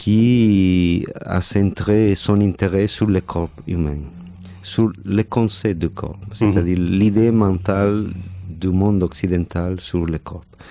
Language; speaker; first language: French; non-native, fluent; Catalan